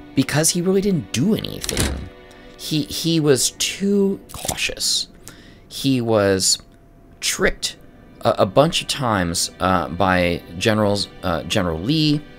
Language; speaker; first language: English; native; English